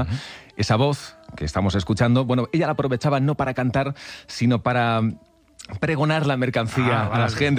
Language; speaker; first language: Spanish; native; Spanish